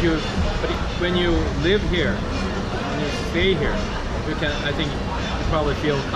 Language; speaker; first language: English; non-native, fluent; Korean